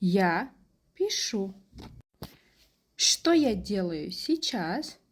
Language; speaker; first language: Russian; non-native, fluent; Azerbaijani